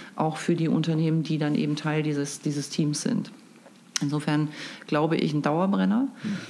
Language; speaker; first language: German; native; German